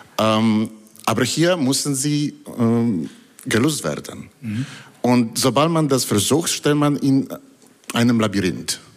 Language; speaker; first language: German; non-native, fluent; Polish